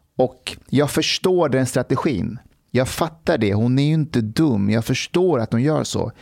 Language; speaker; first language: Swedish; early bilingual, other home language; Persian